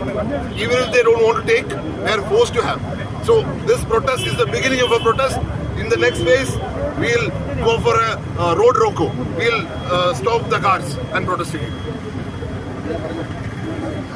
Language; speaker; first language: English; non-native, local second language; Malayalam